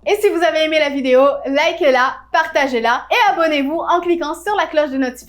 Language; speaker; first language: French; native; French